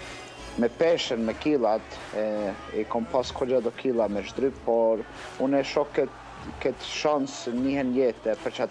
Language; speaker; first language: Albanian; early bilingual, heritage; Albanian